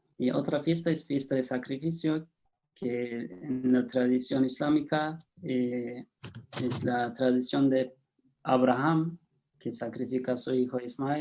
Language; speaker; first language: Spanish; non-native, fluent; Turkish